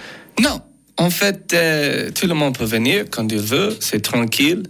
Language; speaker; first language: French; non-native, learner; English